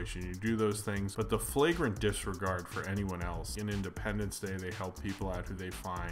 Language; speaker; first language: English; native; English